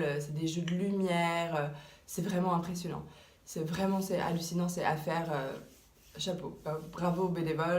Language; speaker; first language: French; native; French